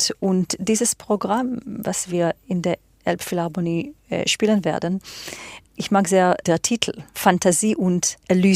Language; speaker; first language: German; non-native, fluent; Hebrew